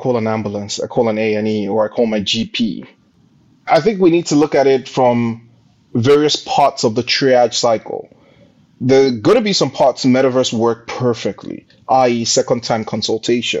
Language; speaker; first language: English; non-native, local second language; Yoruba